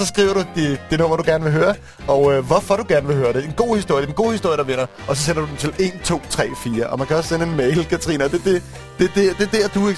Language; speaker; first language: Danish; native; Danish